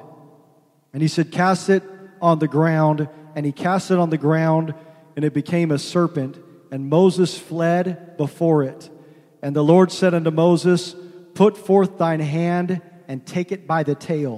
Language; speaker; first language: English; native; English